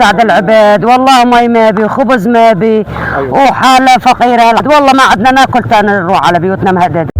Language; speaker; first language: Arabic; native; Arabic